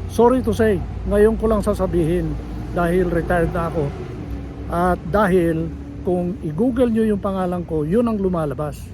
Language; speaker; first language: Filipino; native; Filipino